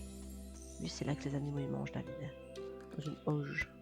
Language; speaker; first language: French; native; French